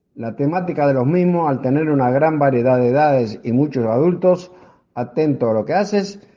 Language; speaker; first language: Spanish; native; Spanish